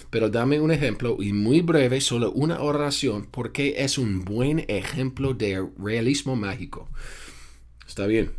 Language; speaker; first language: Spanish; non-native, fluent; English